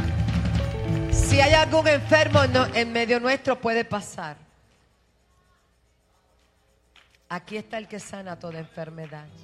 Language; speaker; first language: Spanish; native; Spanish